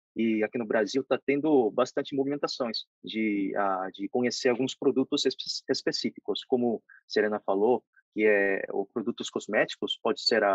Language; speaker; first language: Portuguese; non-native, fluent; Korean